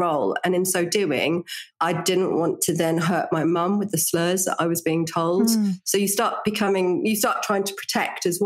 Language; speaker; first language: English; native; English